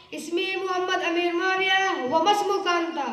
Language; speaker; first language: Arabic; non-native, learner; Urdu